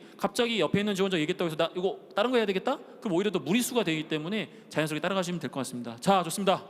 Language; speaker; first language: Korean; native; Korean